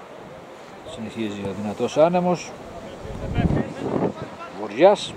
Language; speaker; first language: Greek; native; Greek